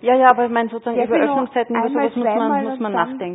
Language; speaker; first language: German; native; German